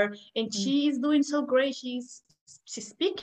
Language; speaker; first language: English; non-native, fluent; Spanish